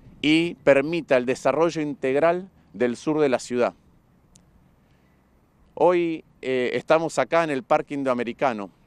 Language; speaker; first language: Spanish; native; Spanish